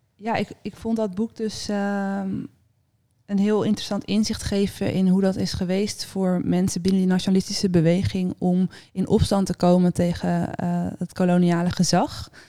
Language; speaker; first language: Dutch; native; Dutch